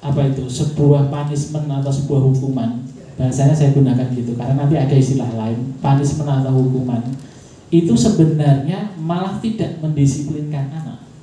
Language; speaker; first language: Indonesian; native; Indonesian